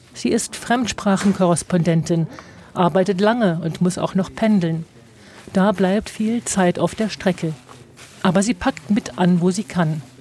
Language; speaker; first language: German; native; German